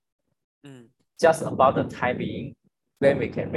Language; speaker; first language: English; non-native, local second language; Chinese